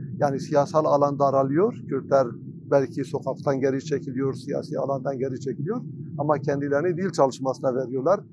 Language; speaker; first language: Turkish; non-native, local second language; Kurdish